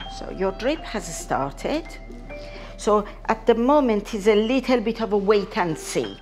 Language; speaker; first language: English; non-native, fluent; Persian